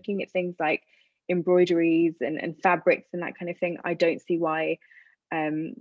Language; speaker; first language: English; native; English